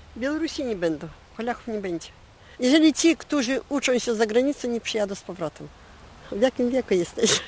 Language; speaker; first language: Polish; early bilingual, heritage; Polish